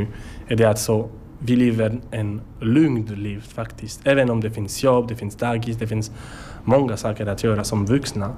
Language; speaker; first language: Swedish; non-native, learner; French